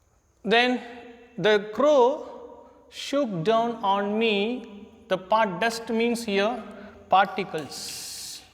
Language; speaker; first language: English; non-native, local second language; Hindi